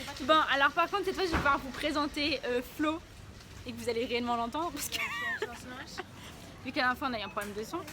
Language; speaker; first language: French; native; French